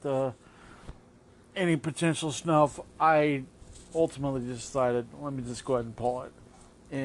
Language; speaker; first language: English; native; English